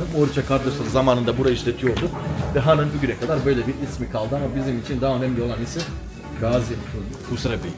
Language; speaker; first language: Turkish; native; Turkish